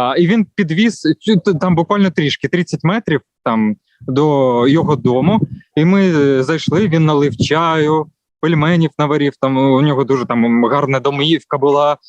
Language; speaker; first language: Ukrainian; non-native, local second language; Russian